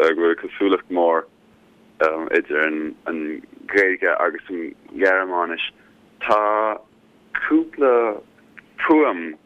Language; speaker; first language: Irish; non-native, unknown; German